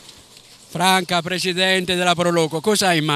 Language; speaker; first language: Italian; native; Italian